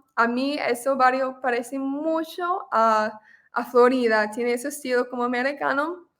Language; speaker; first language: Spanish; non-native, fluent; English